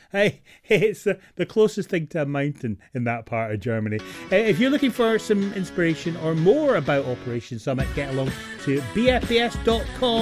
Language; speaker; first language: English; native; English